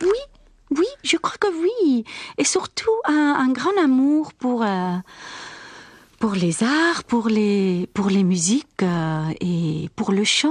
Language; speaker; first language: French; non-native, fluent; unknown